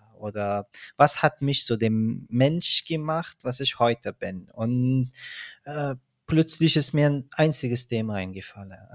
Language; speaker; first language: German; non-native, fluent; Persian